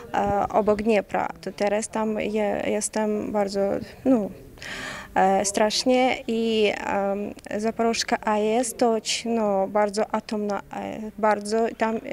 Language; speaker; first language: Polish; non-native, learner; Ukrainian